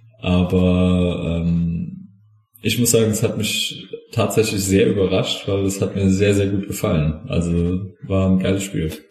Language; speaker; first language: German; native; German